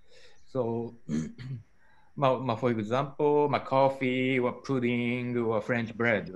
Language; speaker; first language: English; non-native, learner; Japanese